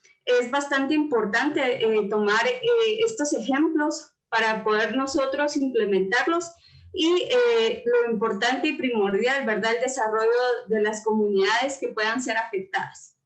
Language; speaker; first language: Spanish; native; Spanish